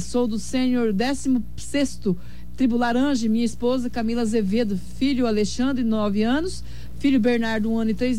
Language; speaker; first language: Portuguese; native; Portuguese